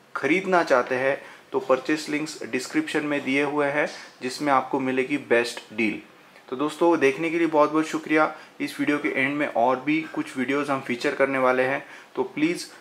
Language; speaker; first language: Hindi; non-native, local second language; Marathi